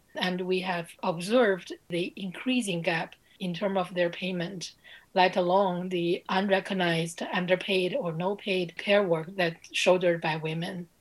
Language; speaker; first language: English; non-native, fluent; Chinese